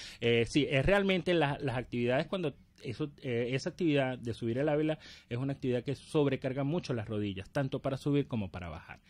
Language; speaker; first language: Spanish; native; Spanish